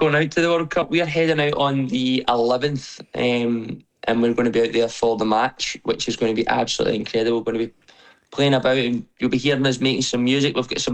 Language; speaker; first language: English; native; English